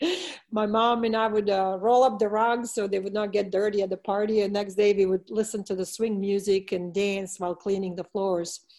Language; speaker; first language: English; non-native, fluent; Serbian